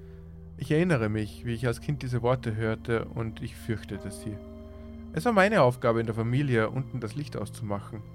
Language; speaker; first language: German; native; German